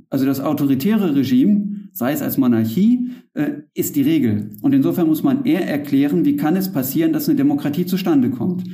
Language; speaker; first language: German; native; German